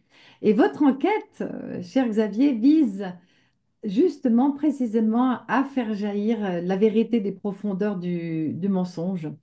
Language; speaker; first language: French; native; French